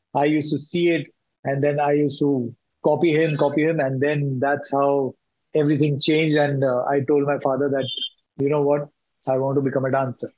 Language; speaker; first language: English; non-native, local second language; Malayalam